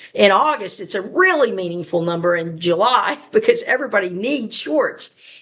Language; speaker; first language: English; native; English